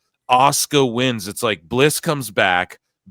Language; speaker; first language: English; native; English